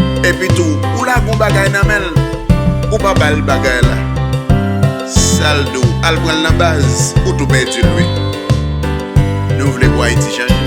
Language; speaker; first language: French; non-native, learner; Haitian Creole